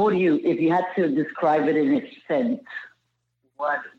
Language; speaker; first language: English; non-native, fluent; Spanish